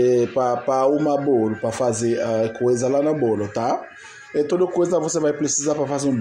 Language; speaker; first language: Portuguese; non-native, learner; Haitian Creole